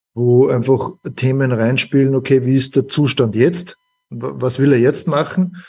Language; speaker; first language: German; native; German